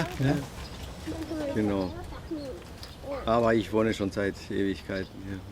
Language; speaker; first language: German; non-native, fluent; Spanish